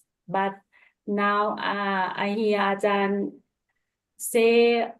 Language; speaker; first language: English; non-native, learner; Thai